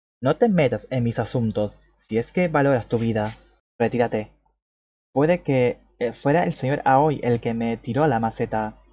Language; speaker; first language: Spanish; native; Spanish